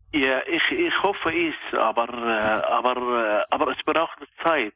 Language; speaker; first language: German; non-native, local second language; Arabic